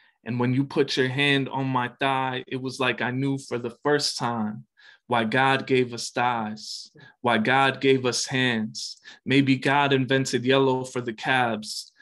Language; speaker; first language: English; early bilingual, other home language; Spanish